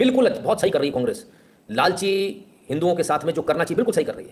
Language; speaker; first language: Hindi; native; Hindi